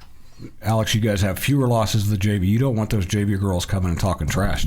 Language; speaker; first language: English; native; English